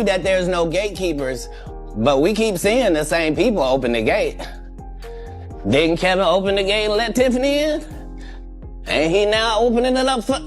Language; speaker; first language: English; native; English